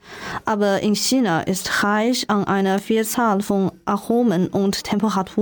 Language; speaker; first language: German; non-native, learner; Chinese